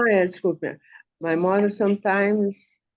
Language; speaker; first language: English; non-native, learner; Portuguese